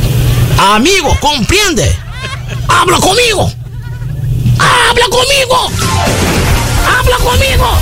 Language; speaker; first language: Spanish; non-native, learner; Portuguese